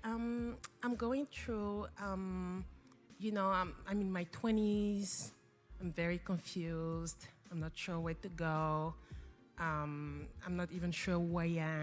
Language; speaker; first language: English; non-native, local second language; French